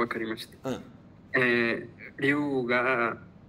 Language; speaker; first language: Japanese; non-native, learner; Spanish